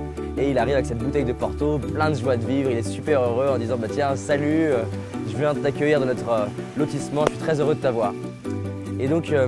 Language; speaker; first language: French; native; French